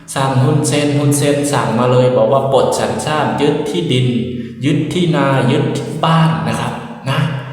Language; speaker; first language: Thai; native; Thai